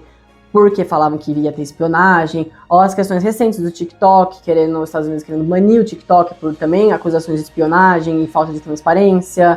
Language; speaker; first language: Portuguese; native; Portuguese